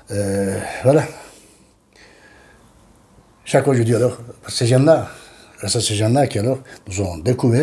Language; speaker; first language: French; non-native, learner; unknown